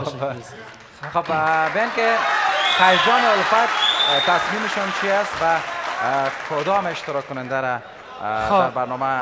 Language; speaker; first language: Persian; native; Persian